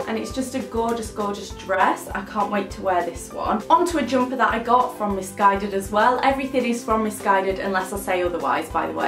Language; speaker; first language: English; native; English